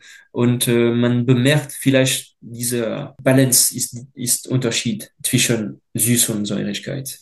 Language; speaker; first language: German; non-native, fluent; French